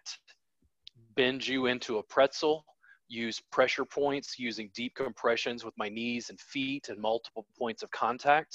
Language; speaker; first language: English; native; English